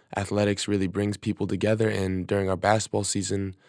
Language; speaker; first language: English; native; English